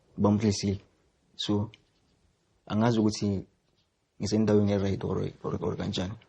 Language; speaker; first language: Zulu; non-native, local second language; Tswana